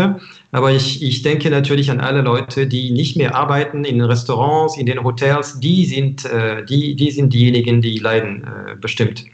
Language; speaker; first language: German; non-native, fluent; French